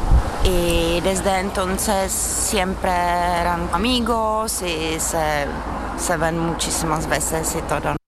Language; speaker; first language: Spanish; non-native, fluent; Czech